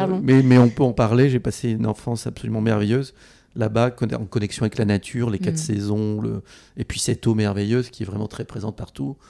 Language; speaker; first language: French; native; French